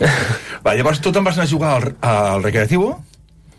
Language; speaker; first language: Catalan; native; Catalan